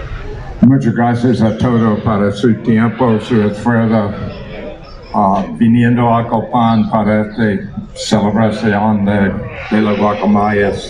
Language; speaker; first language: Spanish; non-native, learner; English